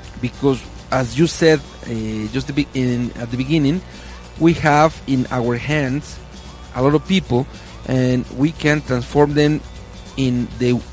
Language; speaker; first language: English; non-native, learner; Spanish